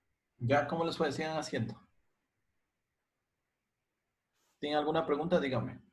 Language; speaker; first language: Spanish; native; Spanish